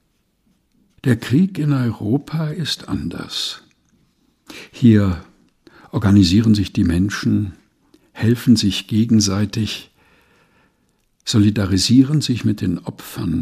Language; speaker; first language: German; non-native, fluent; Portuguese